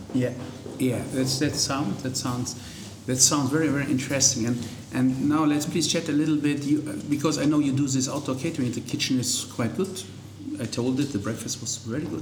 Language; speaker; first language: English; non-native, fluent; German